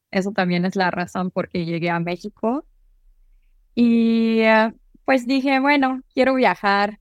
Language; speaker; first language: Spanish; non-native, fluent; German